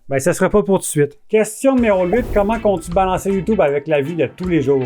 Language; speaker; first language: French; native; French